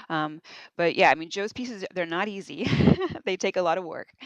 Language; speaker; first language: English; native; English